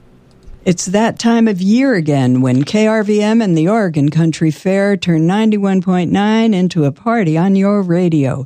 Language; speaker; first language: English; native; English